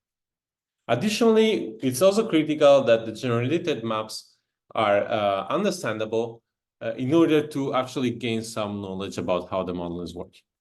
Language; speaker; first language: English; non-native, fluent; Italian